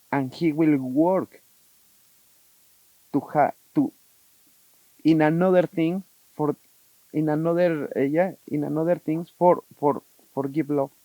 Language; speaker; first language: English; non-native, learner; Spanish